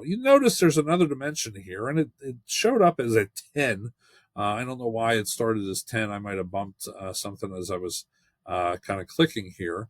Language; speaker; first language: English; native; English